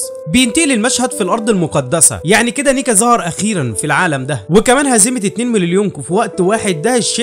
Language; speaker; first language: Arabic; native; Arabic